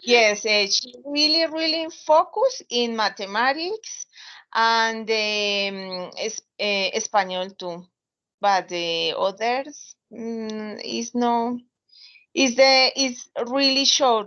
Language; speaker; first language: English; non-native, learner; Spanish